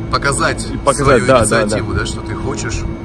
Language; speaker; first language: Russian; native; Russian